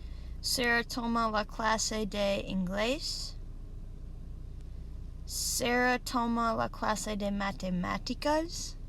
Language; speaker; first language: Spanish; non-native, learner; English